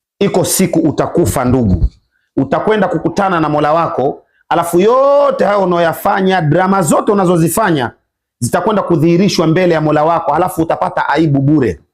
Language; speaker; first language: Swahili; native; Swahili